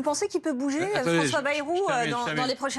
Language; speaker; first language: French; native; French